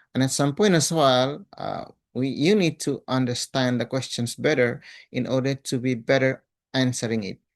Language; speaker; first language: English; non-native, fluent; Indonesian